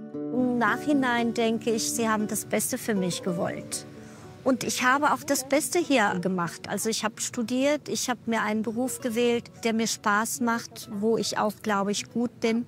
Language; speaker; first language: German; early bilingual, other home language; Portuguese